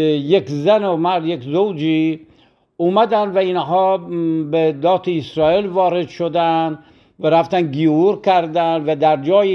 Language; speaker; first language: Persian; native; Persian